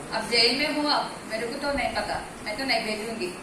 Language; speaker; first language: Hindi; non-native, local second language; Telugu